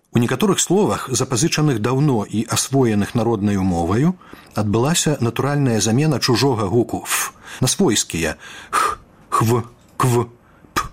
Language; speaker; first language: Belarusian; native; Belarusian